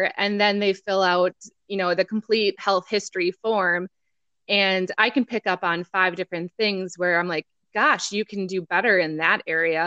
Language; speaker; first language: English; native; English